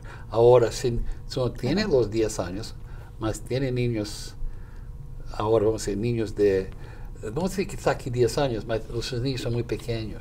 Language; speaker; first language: Spanish; non-native, fluent; Portuguese